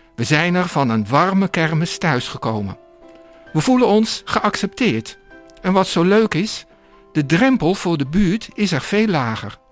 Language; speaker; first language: Dutch; native; Dutch